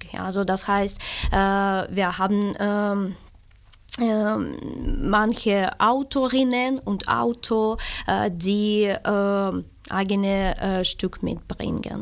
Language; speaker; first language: German; non-native, learner; Ukrainian